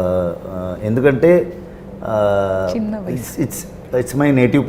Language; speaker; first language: Telugu; non-native, learner; Kannada